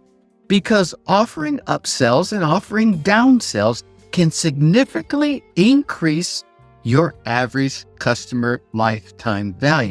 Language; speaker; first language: English; native; English